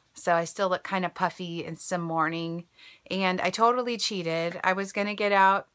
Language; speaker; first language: English; native; English